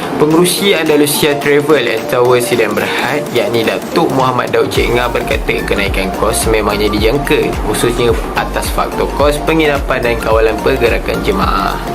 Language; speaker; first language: Malay; native; Malay